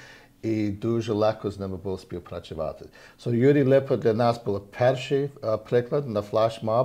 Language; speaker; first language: Ukrainian; early bilingual, heritage; Ukrainian